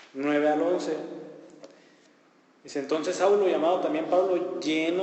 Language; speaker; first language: Spanish; native; Spanish